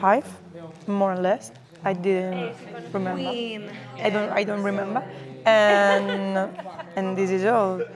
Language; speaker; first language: English; non-native, learner; Spanish